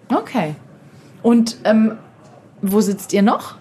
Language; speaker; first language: German; native; German